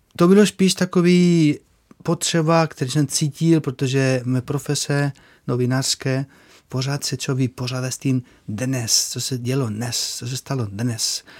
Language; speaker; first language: Czech; non-native, fluent; Spanish